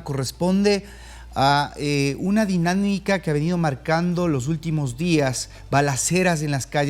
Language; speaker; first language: Spanish; native; Spanish